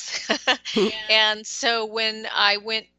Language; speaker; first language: English; native; English